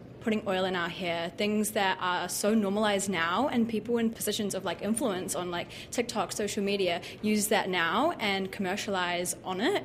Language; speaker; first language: English; native; English